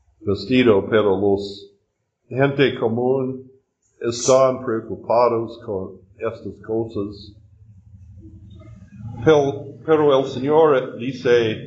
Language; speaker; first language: Spanish; non-native, learner; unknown